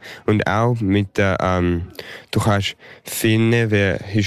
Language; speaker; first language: German; early bilingual, heritage; English